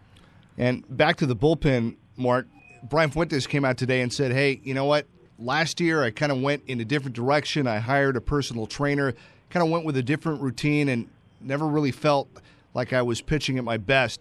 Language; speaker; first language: English; native; English